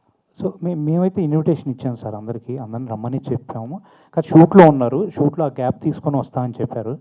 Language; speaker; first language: Telugu; native; Telugu